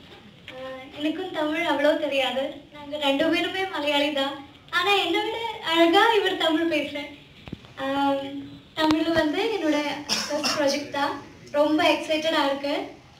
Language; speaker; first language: Tamil; non-native, learner; Malayalam